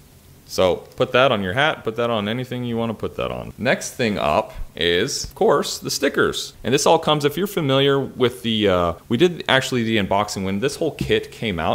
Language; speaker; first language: English; native; English